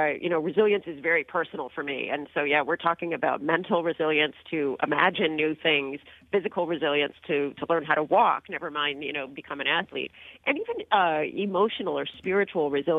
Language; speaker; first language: English; native; English